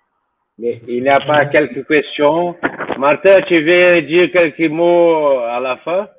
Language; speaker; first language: French; non-native, fluent; Portuguese